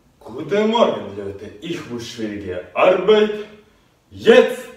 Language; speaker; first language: German; non-native, learner; Russian